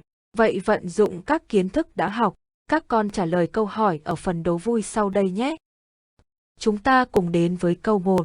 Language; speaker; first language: Vietnamese; native; Vietnamese